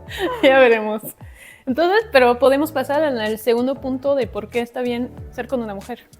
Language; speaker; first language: Spanish; non-native, fluent; French